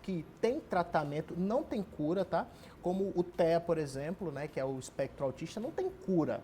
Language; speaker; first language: Portuguese; native; Portuguese